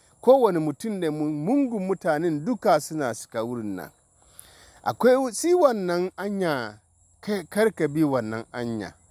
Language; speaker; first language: Hausa; non-native, local second language; Dyula